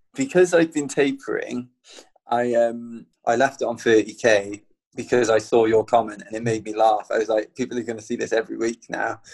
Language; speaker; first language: English; native; English